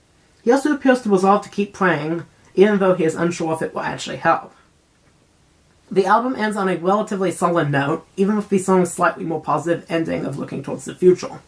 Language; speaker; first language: English; native; English